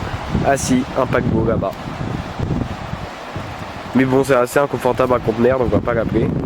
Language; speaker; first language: French; native; French